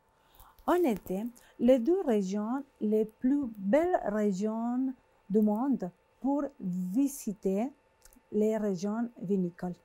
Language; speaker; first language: French; non-native, fluent; Spanish